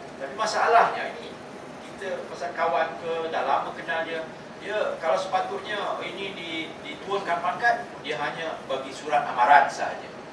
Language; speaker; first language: Malay; native; Malay